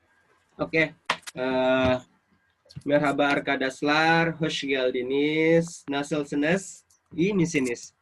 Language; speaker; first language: Turkish; non-native, fluent; Indonesian